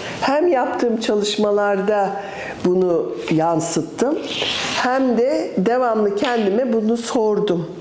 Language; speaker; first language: Turkish; early bilingual, other home language; English